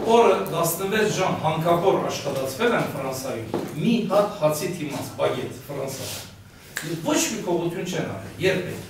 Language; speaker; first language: Armenian; early bilingual, heritage; Armenian